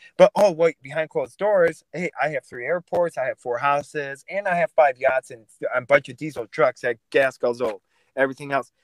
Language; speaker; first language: English; early bilingual, other home language; Russian